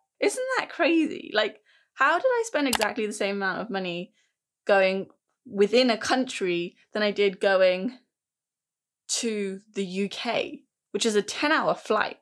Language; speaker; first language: English; native; English